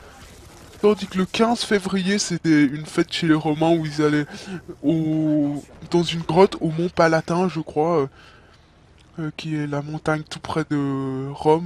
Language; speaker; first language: French; native; French